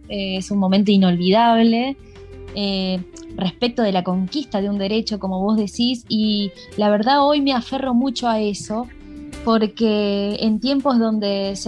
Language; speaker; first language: Spanish; native; Spanish